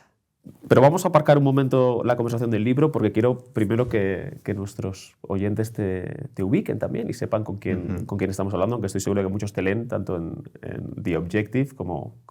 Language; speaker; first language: Spanish; native; Spanish